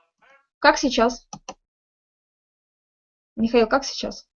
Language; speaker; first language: Russian; native; Russian